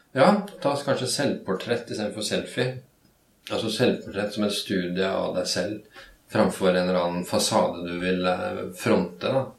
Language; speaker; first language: Norwegian; native; Norwegian